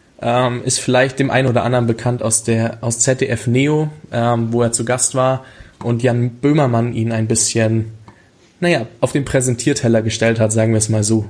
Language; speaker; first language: German; native; German